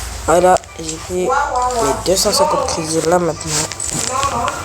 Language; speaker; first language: French; native; French